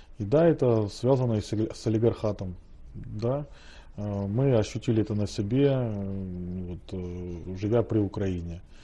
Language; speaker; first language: Russian; native; Russian